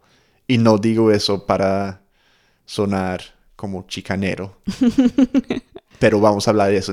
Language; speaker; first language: Spanish; non-native, fluent; English